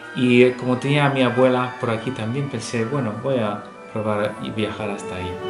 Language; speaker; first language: Spanish; early bilingual, heritage; English